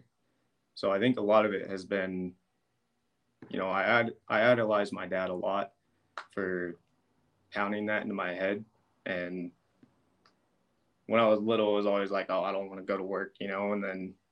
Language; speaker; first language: English; native; English